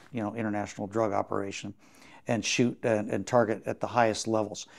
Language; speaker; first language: English; native; English